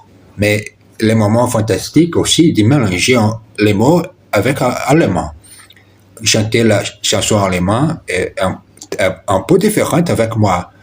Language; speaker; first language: French; non-native, learner; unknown